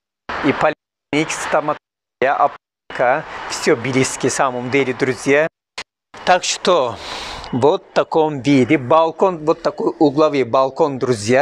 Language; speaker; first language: Russian; non-native, learner; Turkish